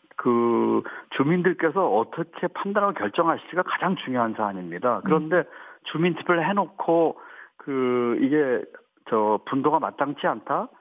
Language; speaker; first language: Korean; native; Korean